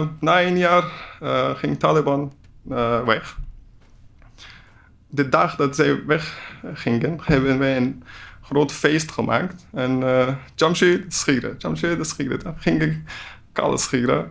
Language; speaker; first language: Dutch; non-native, learner; Persian